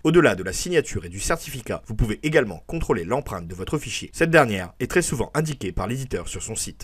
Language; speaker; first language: French; native; French